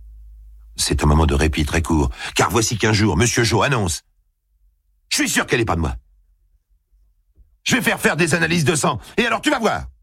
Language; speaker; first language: French; native; French